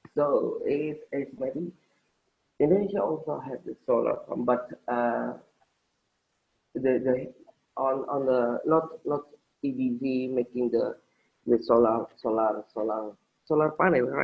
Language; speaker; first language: English; non-native, learner; Indonesian